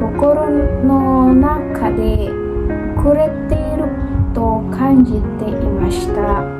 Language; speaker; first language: Japanese; non-native, learner; Indonesian